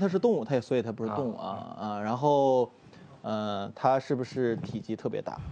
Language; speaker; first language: Chinese; native; Chinese